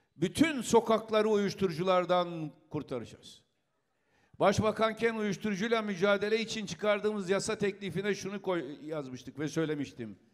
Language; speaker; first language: Turkish; native; Turkish